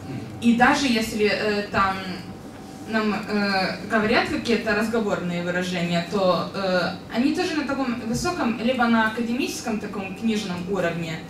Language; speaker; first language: Russian; non-native, fluent; Serbian